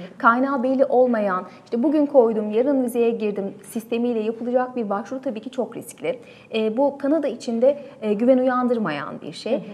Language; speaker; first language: Turkish; native; Turkish